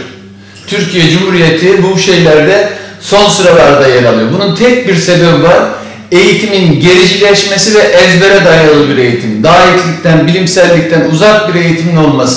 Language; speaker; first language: Turkish; native; Turkish